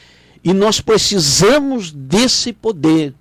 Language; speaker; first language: Portuguese; native; Portuguese